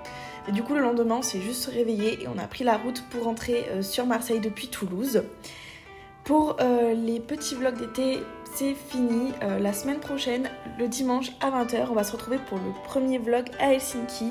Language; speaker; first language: French; native; French